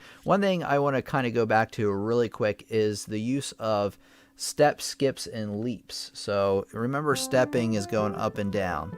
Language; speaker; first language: English; native; English